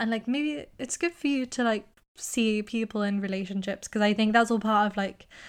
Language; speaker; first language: English; native; English